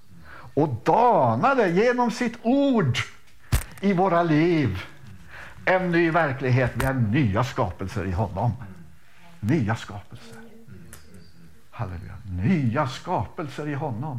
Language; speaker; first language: Swedish; native; Swedish